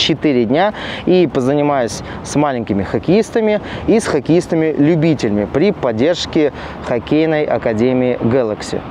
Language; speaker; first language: Russian; native; Russian